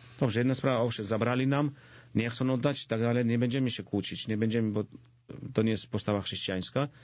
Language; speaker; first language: Polish; non-native, fluent; Georgian